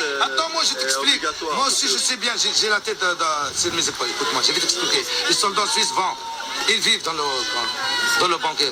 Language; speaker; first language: French; non-native, local second language; Arabic